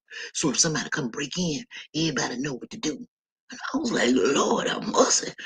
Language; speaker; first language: English; native; English